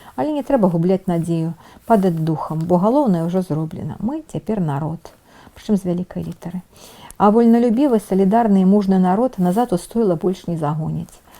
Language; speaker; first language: Belarusian; non-native, local second language; Russian